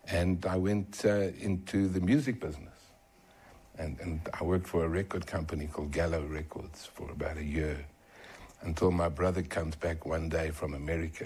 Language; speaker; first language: English; native; English